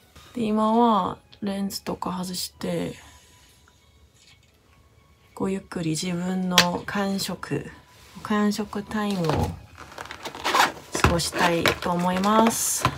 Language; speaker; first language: Japanese; non-native, learner; Korean